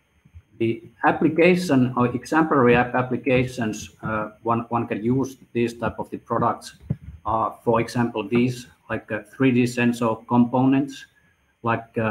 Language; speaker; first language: English; non-native, fluent; Finnish